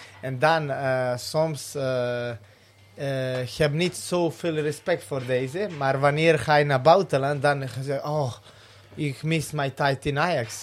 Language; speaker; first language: Dutch; non-native, learner; Serbian